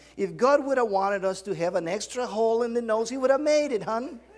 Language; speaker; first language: English; non-native, fluent; Spanish